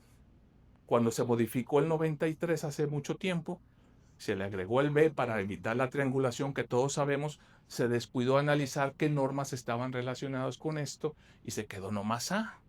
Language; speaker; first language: Spanish; native; Spanish